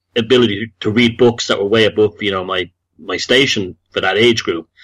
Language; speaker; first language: English; native; English